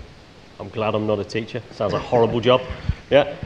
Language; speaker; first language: English; native; English